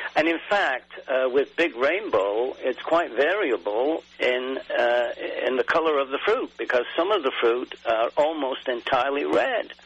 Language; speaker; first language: English; native; English